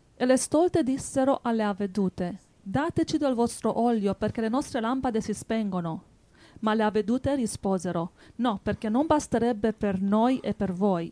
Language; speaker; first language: Italian; non-native, fluent; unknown